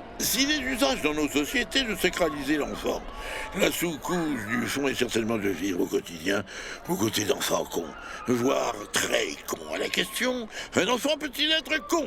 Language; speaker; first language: French; native; French